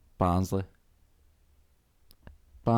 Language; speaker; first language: English; native; English